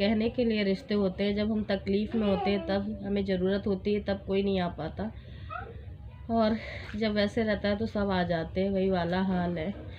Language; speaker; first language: Hindi; native; Hindi